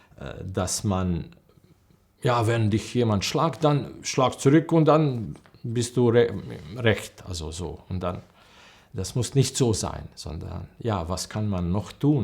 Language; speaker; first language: German; non-native, learner; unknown